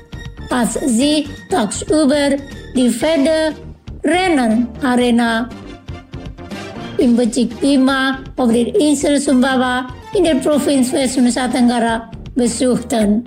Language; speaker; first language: German; non-native, fluent; Indonesian